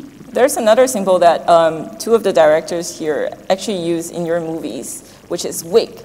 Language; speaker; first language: English; non-native, fluent; Chinese